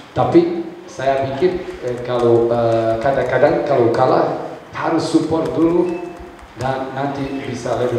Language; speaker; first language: Indonesian; non-native, learner; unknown